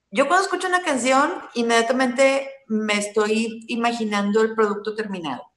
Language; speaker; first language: Spanish; native; Spanish